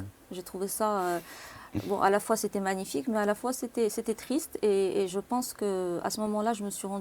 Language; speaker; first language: French; non-native, local second language; Arabic